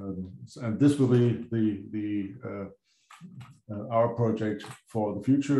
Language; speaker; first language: English; non-native, fluent; German